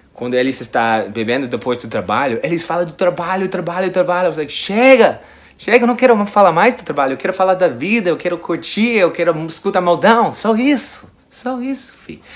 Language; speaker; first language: Portuguese; non-native, fluent; English